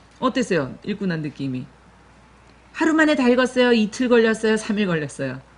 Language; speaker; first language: Korean; native; Korean